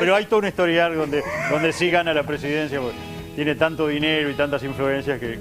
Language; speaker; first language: Spanish; native; Spanish